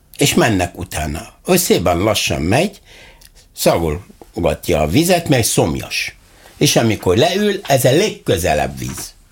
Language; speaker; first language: Hungarian; non-native, fluent; Arabic